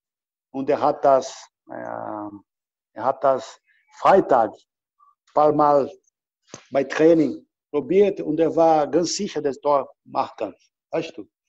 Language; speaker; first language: German; non-native, learner; Portuguese